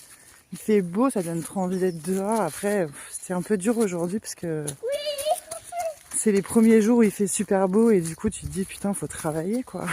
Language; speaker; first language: French; native; French